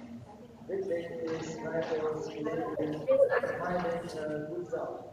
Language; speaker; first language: English; non-native, learner; Vietnamese